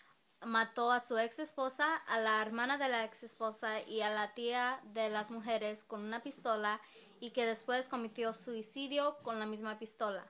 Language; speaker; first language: Spanish; non-native, learner; English